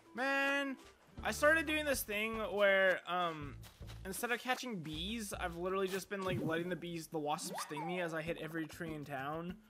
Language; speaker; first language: English; native; English